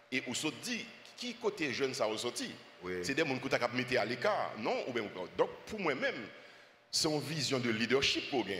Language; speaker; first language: French; non-native, local second language; Haitian Creole